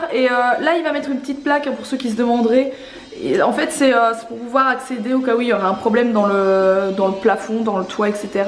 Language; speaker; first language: French; native; French